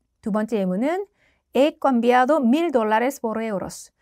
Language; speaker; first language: Spanish; non-native, fluent; Korean